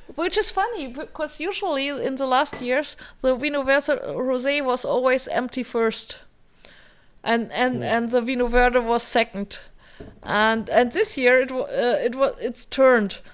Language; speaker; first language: English; non-native, fluent; German